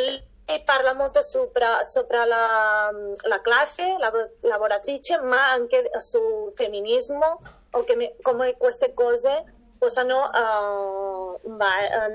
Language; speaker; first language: Italian; non-native, fluent; Catalan